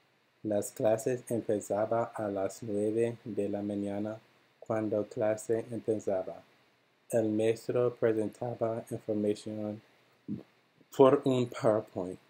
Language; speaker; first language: Spanish; non-native, learner; English